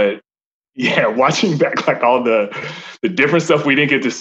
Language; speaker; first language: English; native; English